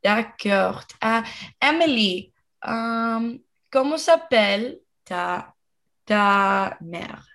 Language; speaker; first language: French; non-native, learner; English